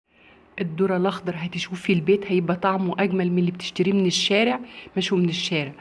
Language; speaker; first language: Arabic; native; Arabic